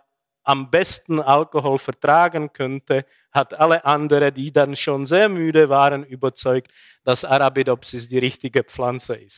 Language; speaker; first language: German; non-native, fluent; Czech